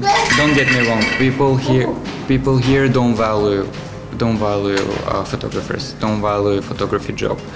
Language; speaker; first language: English; non-native, fluent; Armenian